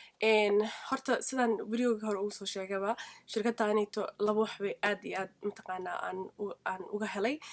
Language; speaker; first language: Somali; early bilingual, heritage; Somali